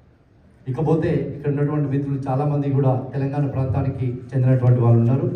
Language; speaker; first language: Telugu; native; Telugu